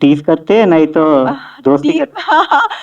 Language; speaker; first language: Hindi; non-native, local second language; Telugu